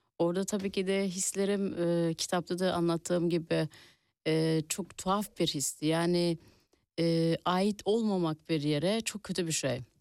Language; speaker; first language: Turkish; early bilingual, heritage; Turkish